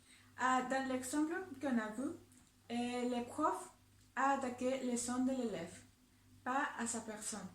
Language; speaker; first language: French; non-native, fluent; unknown